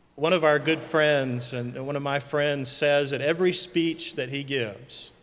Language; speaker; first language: English; native; English